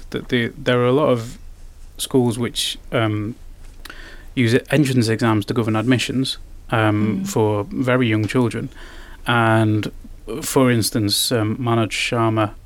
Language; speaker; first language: English; native; English